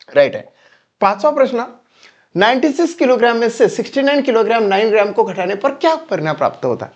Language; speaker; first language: Hindi; non-native, local second language; Marathi